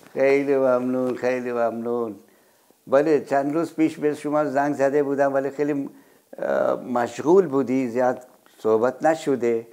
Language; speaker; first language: Persian; non-native, fluent; Urdu